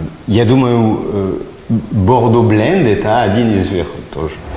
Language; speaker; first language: Russian; non-native, fluent; French